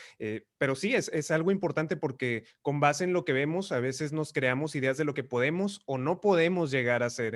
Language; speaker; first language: Spanish; native; Spanish